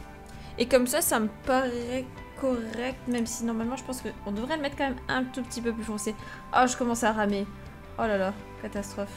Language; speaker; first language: French; native; French